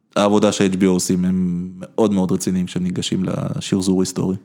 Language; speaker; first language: Hebrew; early bilingual, other home language; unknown